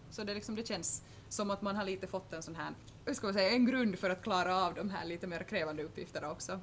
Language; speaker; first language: Swedish; native; Swedish